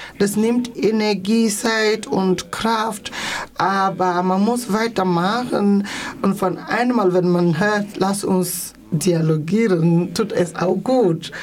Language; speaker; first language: German; non-native, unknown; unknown